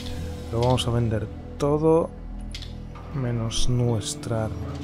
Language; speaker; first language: Spanish; native; Spanish